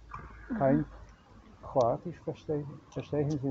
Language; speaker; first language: German; non-native, learner; Slovenian